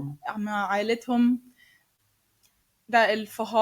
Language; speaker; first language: Arabic; non-native, learner; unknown